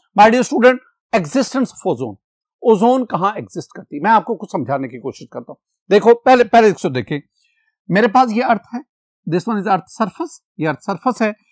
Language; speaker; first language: Urdu; non-native, local second language; Punjabi